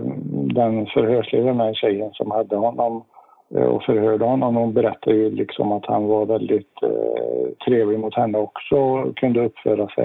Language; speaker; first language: Swedish; native; Swedish